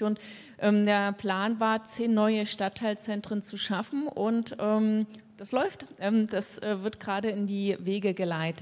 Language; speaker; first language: German; native; German